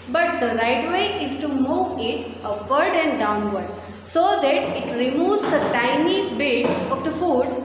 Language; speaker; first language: English; non-native, local second language; Gujarati